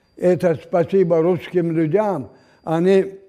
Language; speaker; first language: Russian; non-native, local second language; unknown